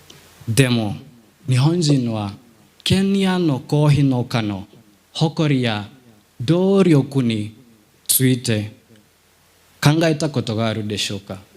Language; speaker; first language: Japanese; non-native, learner; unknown